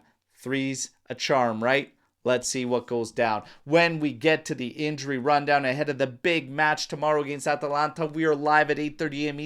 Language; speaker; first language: English; native; English